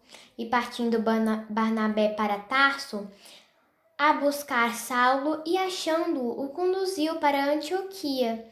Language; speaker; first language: Portuguese; native; Portuguese